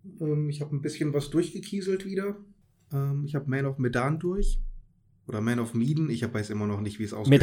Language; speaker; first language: German; native; German